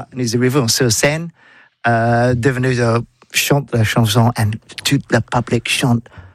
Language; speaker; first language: French; non-native, learner; English